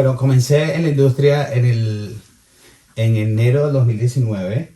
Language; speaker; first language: Spanish; native; Spanish